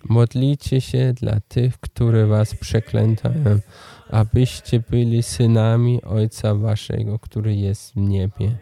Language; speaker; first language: Polish; non-native, learner; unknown